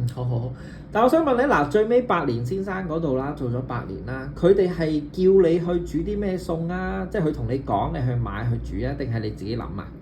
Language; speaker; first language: Cantonese; native; Cantonese